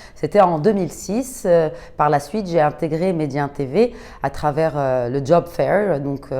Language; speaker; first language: French; non-native, local second language; Arabic